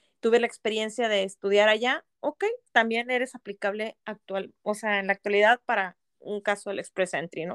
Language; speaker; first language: Spanish; native; Spanish